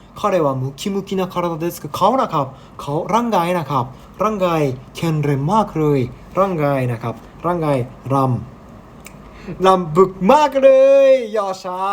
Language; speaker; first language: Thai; non-native, learner; Japanese